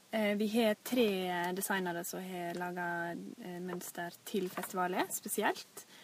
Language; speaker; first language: Norwegian; native; Norwegian